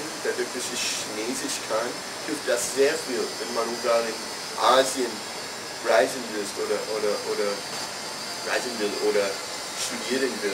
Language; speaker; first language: German; non-native, fluent; English